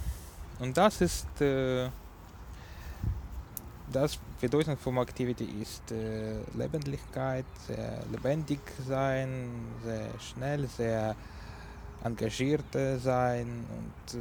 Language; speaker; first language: German; non-native, learner; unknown